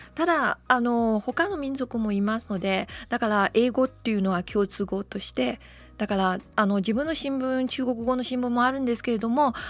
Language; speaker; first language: Japanese; non-native, fluent; Chinese